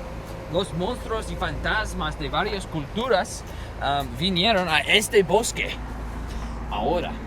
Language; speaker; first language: Spanish; non-native, learner; English